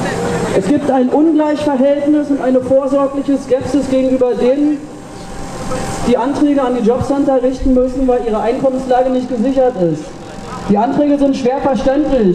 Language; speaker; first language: German; native; German